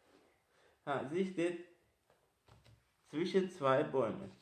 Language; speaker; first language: German; non-native, fluent; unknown